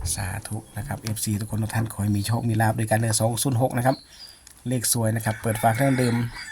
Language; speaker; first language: Thai; native; Thai